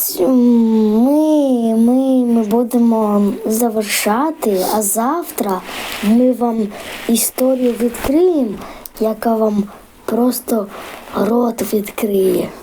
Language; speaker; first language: Ukrainian; non-native, local second language; Russian